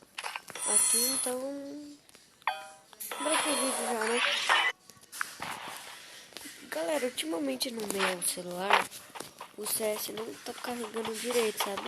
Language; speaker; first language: Portuguese; native; Portuguese